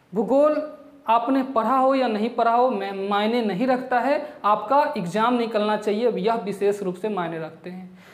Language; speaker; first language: Hindi; non-native, local second language; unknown